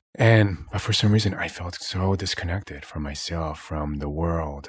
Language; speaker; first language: English; native; English